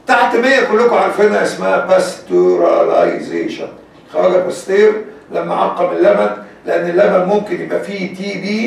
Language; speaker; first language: Arabic; native; Arabic